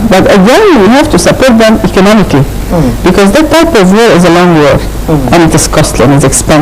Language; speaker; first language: English; non-native, fluent; Arabic